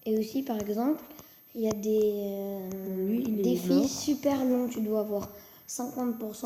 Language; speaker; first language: French; native; French